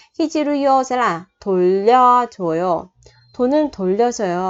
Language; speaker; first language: Korean; non-native, fluent; Vietnamese